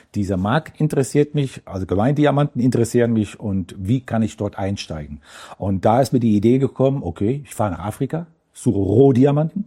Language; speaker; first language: German; non-native, fluent; Dutch